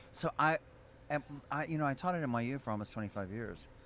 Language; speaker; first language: English; native; English